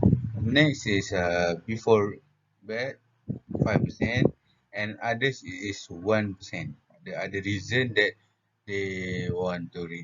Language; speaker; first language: English; non-native, local second language; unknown